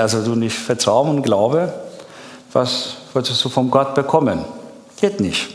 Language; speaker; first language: German; non-native, learner; Persian